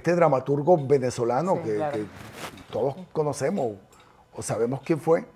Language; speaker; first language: Spanish; native; Spanish